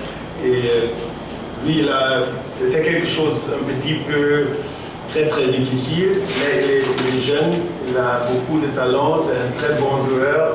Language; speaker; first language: French; non-native, fluent; German